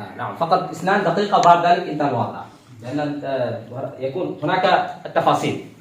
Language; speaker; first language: Arabic; non-native, fluent; Urdu